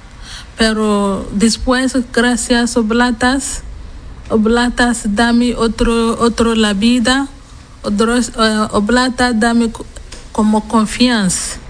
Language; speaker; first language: Spanish; non-native, learner; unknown